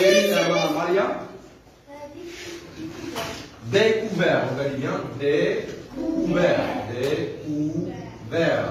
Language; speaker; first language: French; non-native, local second language; Arabic